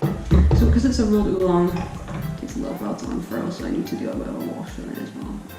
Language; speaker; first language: English; native; English